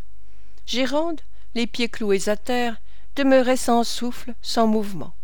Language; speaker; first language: French; native; French